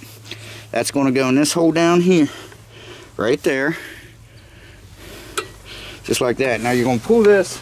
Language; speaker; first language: English; native; English